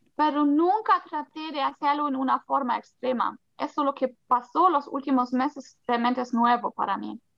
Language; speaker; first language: Spanish; non-native, fluent; German